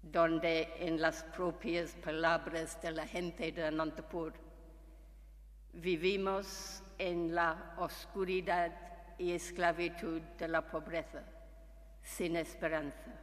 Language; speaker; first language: Spanish; non-native, fluent; English